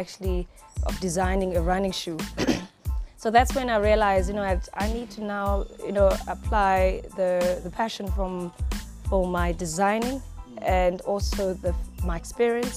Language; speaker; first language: English; non-native, local second language; Zulu